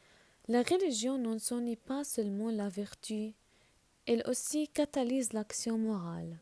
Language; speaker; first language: French; non-native, learner; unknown